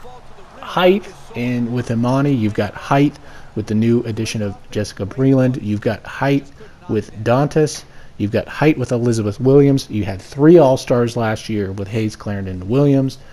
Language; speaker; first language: English; native; English